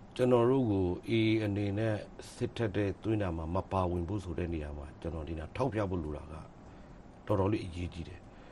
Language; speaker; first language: Burmese; non-native, local second language; Rohingya